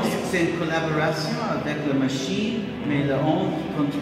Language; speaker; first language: French; non-native, fluent; English